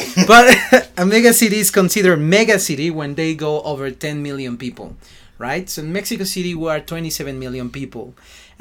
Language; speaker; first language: English; non-native, fluent; Spanish